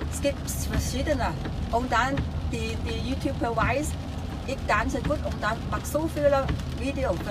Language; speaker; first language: German; non-native, learner; Cantonese